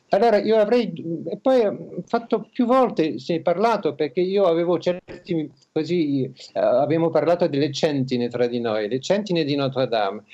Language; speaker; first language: Italian; non-native, fluent; French